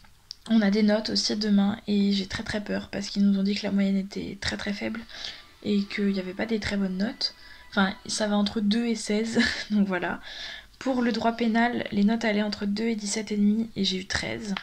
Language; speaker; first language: French; native; French